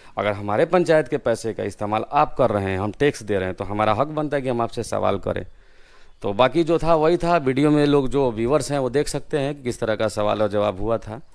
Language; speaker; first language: Hindi; native; Hindi